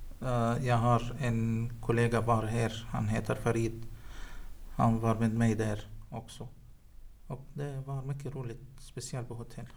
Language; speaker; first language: Swedish; non-native, learner; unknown